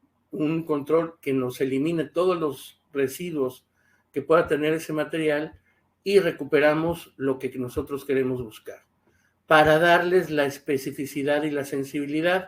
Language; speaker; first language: Spanish; native; Spanish